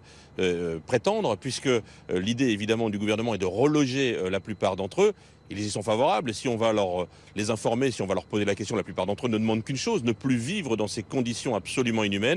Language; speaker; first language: French; native; French